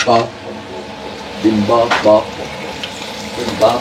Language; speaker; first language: Indonesian; non-native, learner; Spanish